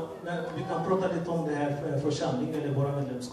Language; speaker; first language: Swedish; non-native, fluent; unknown